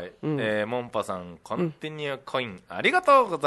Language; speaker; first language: Japanese; native; Japanese